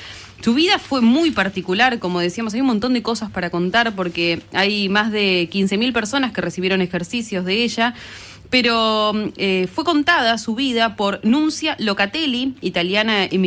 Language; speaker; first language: Spanish; native; Spanish